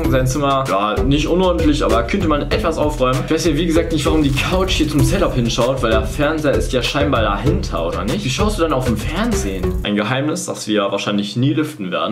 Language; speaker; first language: German; native; German